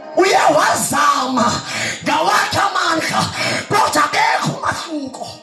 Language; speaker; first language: Zulu; non-native, local second language; Xhosa